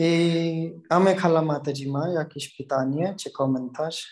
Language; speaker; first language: Polish; non-native, learner; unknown